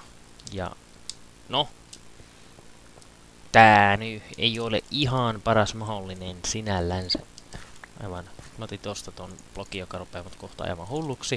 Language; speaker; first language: Finnish; native; Finnish